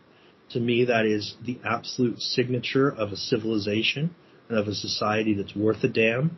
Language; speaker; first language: English; native; English